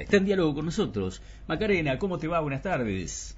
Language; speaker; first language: Spanish; native; Spanish